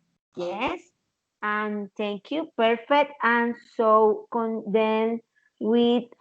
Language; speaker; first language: English; non-native, learner; Spanish